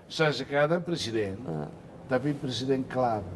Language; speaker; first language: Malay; non-native, fluent; Tetum